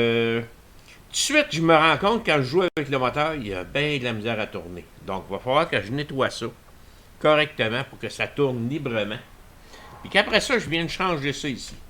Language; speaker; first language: French; native; French